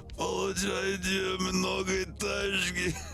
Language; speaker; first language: Russian; non-native, learner; English